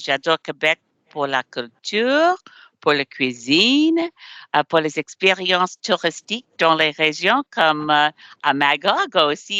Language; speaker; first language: French; non-native, learner; English